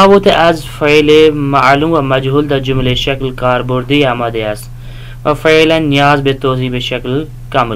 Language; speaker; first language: Persian; non-native, fluent; Urdu